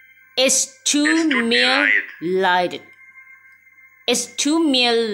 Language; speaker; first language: German; non-native, learner; Thai